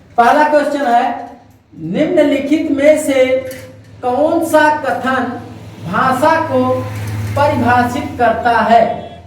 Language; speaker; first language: Hindi; native; Hindi